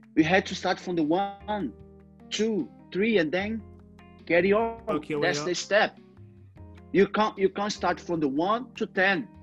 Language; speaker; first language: English; non-native, learner; Portuguese